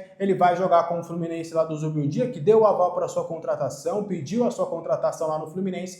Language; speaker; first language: Portuguese; native; Portuguese